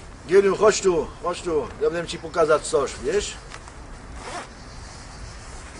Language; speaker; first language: Polish; early bilingual, heritage; French